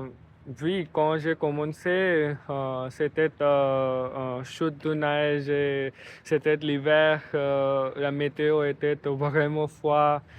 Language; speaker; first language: French; non-native, learner; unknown